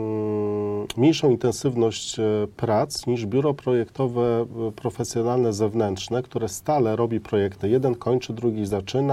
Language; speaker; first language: Polish; native; Polish